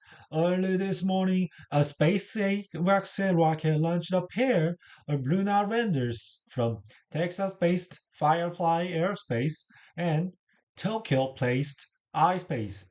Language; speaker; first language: English; non-native, learner; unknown